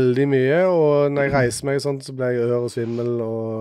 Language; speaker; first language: Norwegian; native; Norwegian